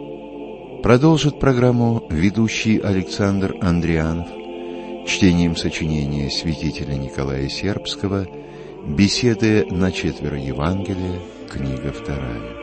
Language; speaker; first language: Russian; native; Russian